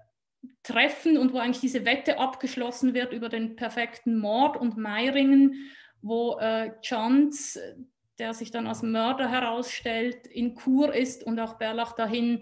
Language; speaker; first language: German; native; German